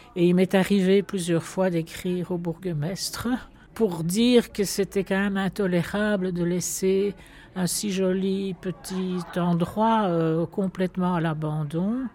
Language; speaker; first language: French; native; French